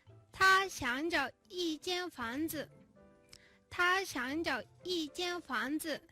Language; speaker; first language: Chinese; non-native, fluent; Mongolian